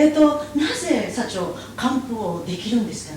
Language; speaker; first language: Japanese; non-native, learner; Filipino